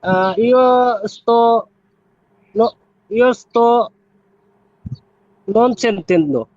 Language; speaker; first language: Italian; non-native, learner; Bangla